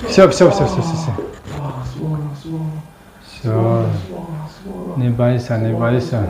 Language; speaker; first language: Russian; non-native, learner; Tajik